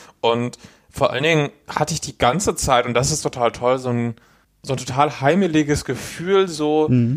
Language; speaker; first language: German; native; German